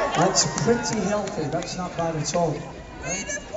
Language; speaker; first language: English; native; English